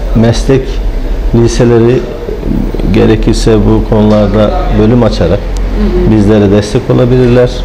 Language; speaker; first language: Turkish; native; Turkish